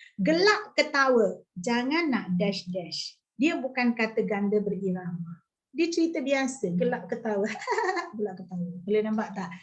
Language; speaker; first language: Malay; native; Malay